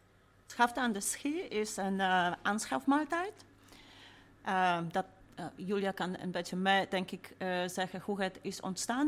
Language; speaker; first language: Dutch; non-native, fluent; Polish